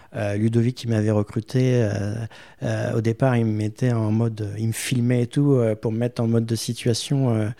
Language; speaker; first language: French; native; French